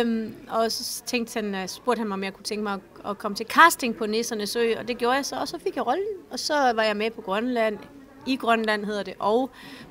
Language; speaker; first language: Danish; native; Danish